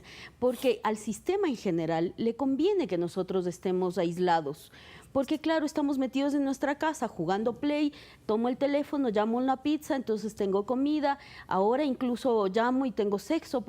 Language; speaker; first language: Spanish; native; Spanish